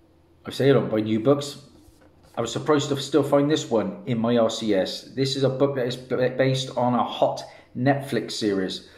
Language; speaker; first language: English; native; English